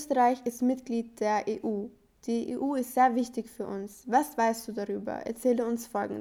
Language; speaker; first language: German; native; German